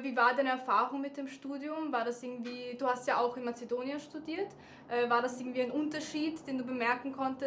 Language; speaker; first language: German; native; German